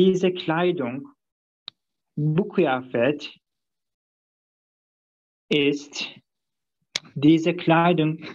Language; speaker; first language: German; non-native, fluent; Turkish